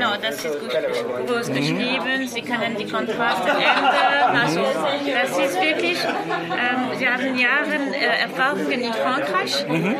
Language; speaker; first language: German; non-native, learner; French